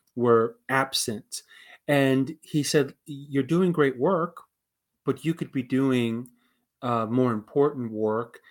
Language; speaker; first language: English; early bilingual, other home language; Spanish